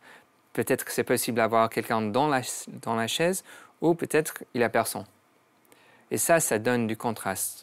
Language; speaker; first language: French; non-native, learner; English